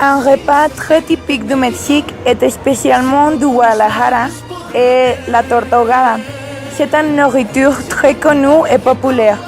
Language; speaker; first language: French; non-native, learner; Spanish